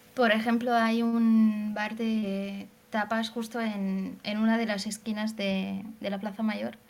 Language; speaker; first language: Spanish; non-native, fluent; Hungarian